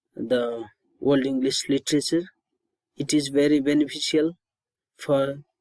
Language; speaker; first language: English; non-native, local second language; Nepali